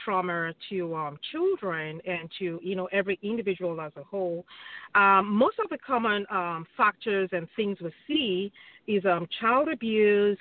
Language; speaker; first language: English; non-native, local second language; Yoruba